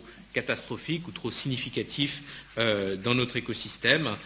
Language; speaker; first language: French; native; French